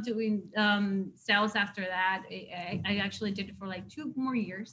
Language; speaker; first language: English; non-native, fluent; Spanish